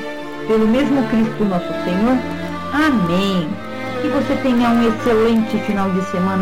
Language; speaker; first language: Portuguese; native; Portuguese